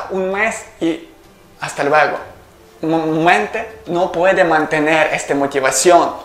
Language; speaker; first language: Spanish; non-native, learner; Ukrainian